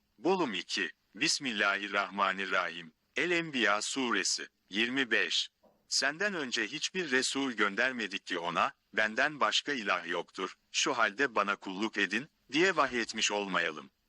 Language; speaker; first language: Turkish; native; Turkish